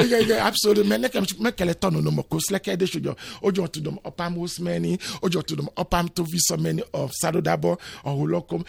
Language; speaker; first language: Hungarian; non-native, learner; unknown